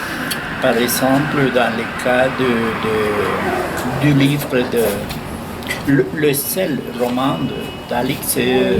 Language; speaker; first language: French; non-native, fluent; Spanish